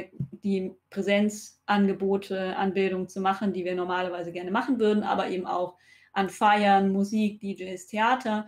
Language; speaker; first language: German; native; German